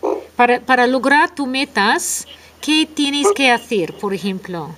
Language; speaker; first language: Spanish; non-native, fluent; English